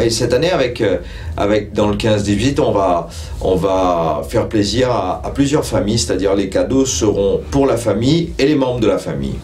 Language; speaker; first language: French; non-native, local second language; Morisyen